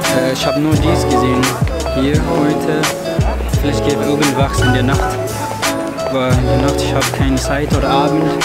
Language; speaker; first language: German; non-native, learner; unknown